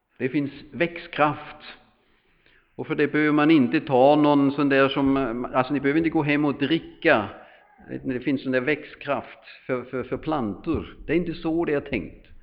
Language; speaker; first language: Swedish; non-native, fluent; German